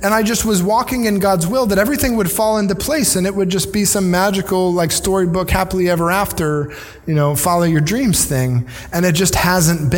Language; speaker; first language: English; native; English